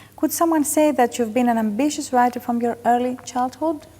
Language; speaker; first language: English; non-native, fluent; Greek